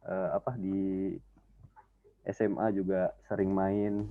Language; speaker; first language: Indonesian; native; Indonesian